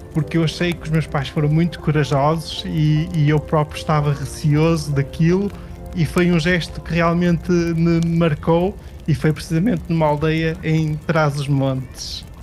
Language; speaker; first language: Portuguese; early bilingual, heritage; Portuguese